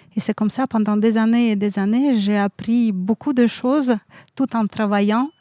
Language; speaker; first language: French; non-native, fluent; Russian